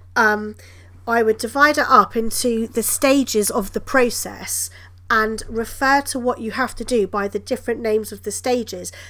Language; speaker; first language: English; native; English